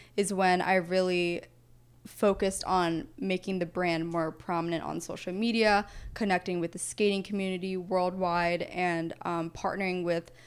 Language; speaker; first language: English; native; English